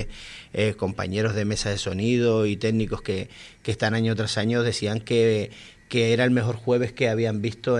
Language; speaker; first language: Spanish; native; Spanish